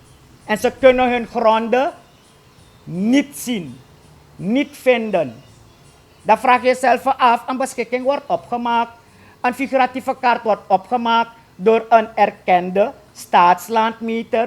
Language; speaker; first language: Dutch; native; Dutch